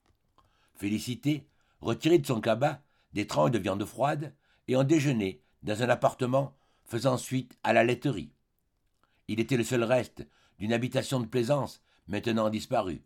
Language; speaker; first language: French; native; French